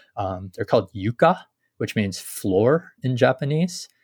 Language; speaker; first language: English; native; English